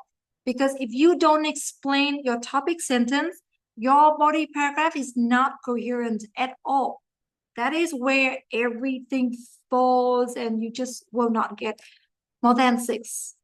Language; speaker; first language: English; non-native, fluent; Vietnamese